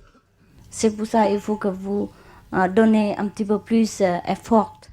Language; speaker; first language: French; non-native, learner; Chinese